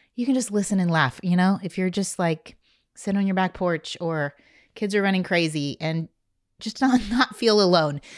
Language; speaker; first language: English; native; English